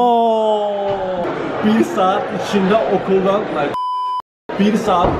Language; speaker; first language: Turkish; early bilingual, heritage; Turkish